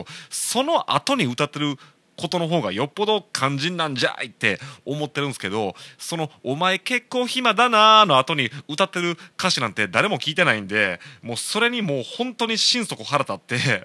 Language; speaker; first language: Japanese; native; Japanese